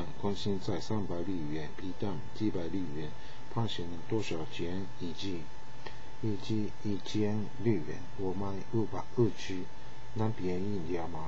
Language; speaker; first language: Chinese; non-native, learner; Japanese